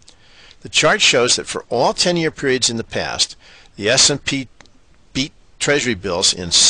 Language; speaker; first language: English; native; English